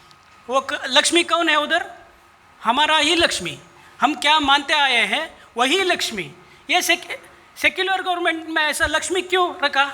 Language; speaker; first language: Hindi; non-native, local second language; Kannada